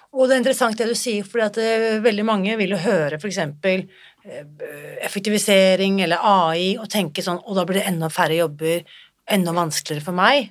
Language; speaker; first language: Norwegian; native; Norwegian